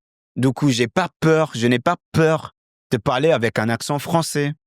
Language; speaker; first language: French; non-native, fluent; English